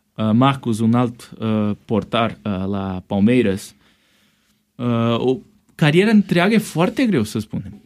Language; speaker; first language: Romanian; non-native, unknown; Portuguese